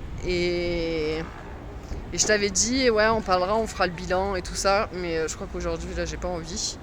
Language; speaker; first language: French; native; French